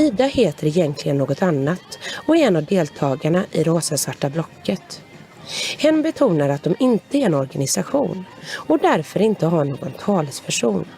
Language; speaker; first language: Swedish; native; Swedish